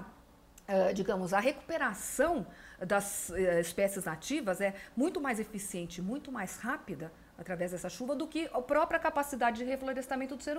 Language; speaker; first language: Portuguese; native; Portuguese